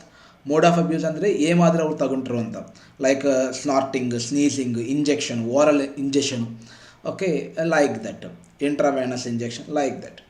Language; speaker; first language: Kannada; non-native, fluent; Telugu